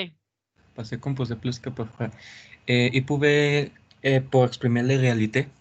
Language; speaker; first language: French; non-native, learner; Spanish